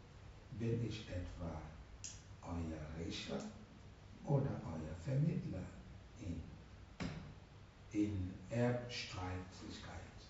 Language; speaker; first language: German; non-native, learner; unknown